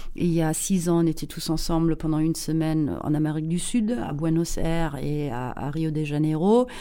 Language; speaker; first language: French; non-native, fluent; German